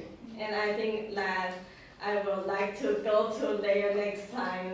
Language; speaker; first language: English; non-native, learner; Chinese